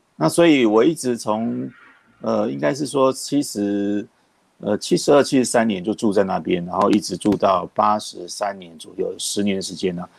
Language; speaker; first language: Chinese; native; Chinese